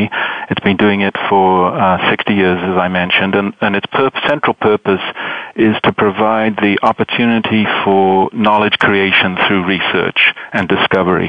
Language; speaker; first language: English; native; English